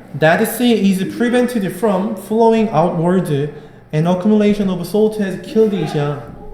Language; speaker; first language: English; non-native, fluent; Korean